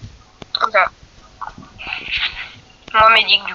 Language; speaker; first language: French; native; French